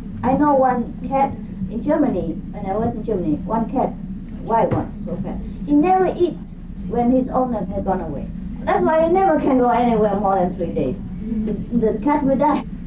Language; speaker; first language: English; non-native, fluent; Vietnamese